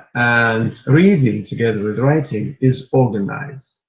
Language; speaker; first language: English; non-native, fluent; Russian